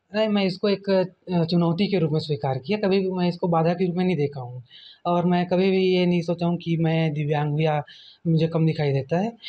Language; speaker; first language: Hindi; native; Hindi